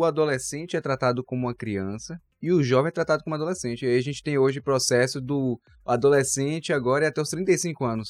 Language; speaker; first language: Portuguese; native; Portuguese